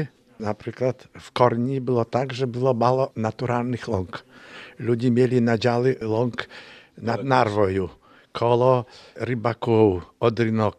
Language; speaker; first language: Polish; non-native, local second language; Ukrainian